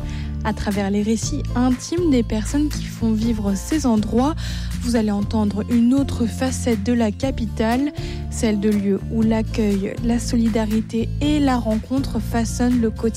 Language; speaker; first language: French; native; French